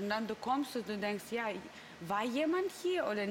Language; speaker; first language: German; non-native, learner; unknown